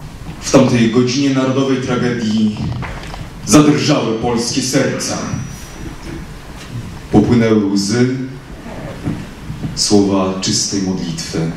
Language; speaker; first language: Polish; native; Polish